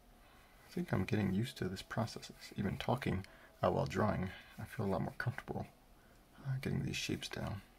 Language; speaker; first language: English; native; English